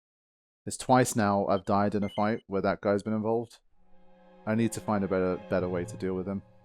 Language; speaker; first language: English; native; English